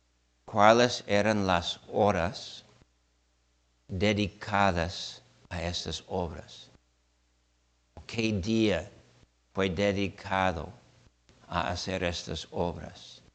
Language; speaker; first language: Spanish; non-native, fluent; English